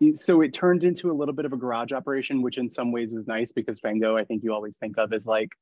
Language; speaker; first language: English; native; English